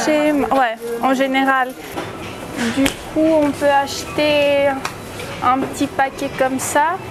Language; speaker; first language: French; early bilingual, heritage; French